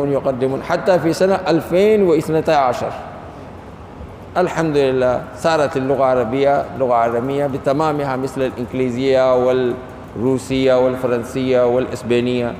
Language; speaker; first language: Arabic; non-native, fluent; Urdu